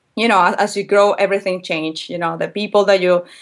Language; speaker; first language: English; non-native, fluent; Spanish